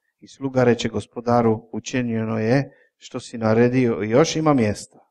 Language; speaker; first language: Croatian; non-native, fluent; Czech